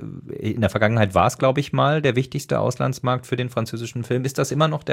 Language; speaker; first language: German; native; German